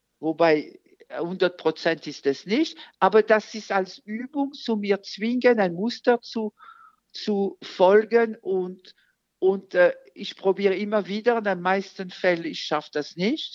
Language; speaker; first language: German; non-native, fluent; French